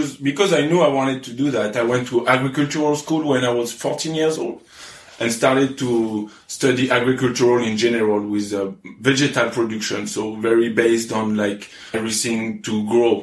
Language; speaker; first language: English; non-native, fluent; French